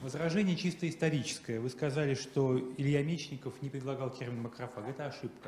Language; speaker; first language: Russian; native; Russian